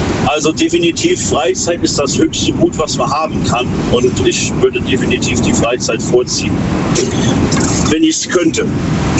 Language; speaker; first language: German; native; German